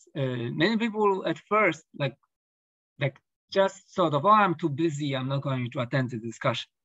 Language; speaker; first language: English; non-native, fluent; Polish